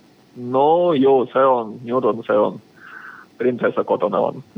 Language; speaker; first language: Finnish; non-native, learner; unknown